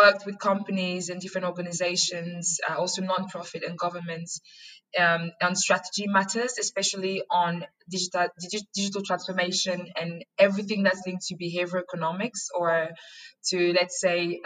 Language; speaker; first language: English; non-native, local second language; French